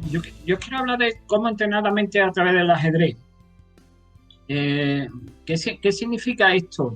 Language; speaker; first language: Spanish; native; Spanish